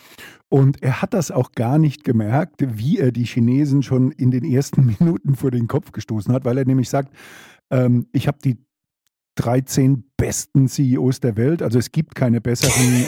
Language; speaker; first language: German; native; German